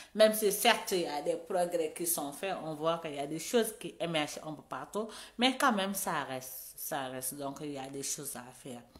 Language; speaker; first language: French; non-native, local second language; Wolof